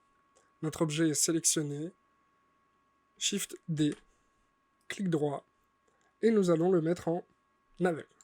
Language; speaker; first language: French; native; French